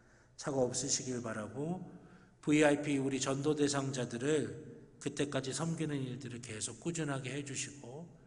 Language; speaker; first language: Korean; native; Korean